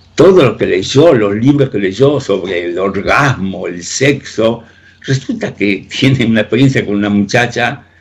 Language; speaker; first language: Spanish; native; Spanish